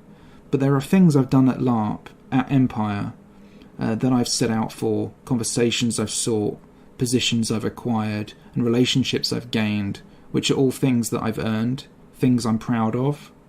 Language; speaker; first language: English; native; English